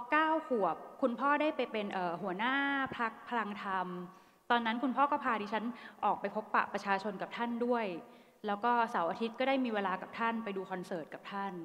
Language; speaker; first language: Thai; native; Thai